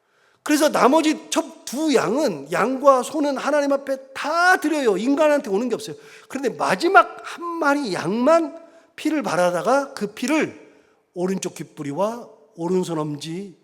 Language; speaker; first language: Korean; native; Korean